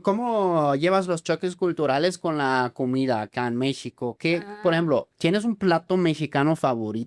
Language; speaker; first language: Spanish; native; Spanish